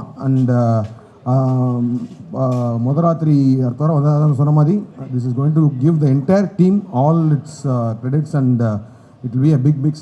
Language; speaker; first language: Tamil; native; Tamil